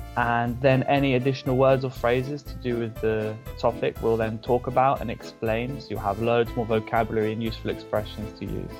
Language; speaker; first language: English; native; English